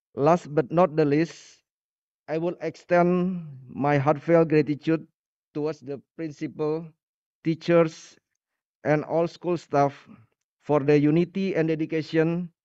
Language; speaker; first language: English; non-native, learner; Indonesian